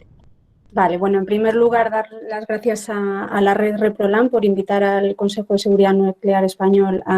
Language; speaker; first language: Spanish; native; Spanish